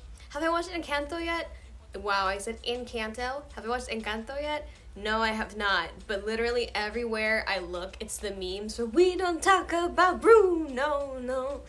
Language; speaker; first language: English; native; English